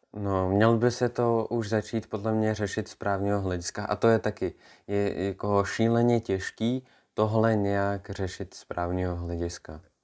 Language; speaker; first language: Czech; native; Czech